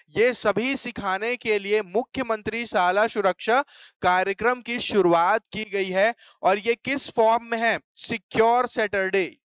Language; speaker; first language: Hindi; native; Hindi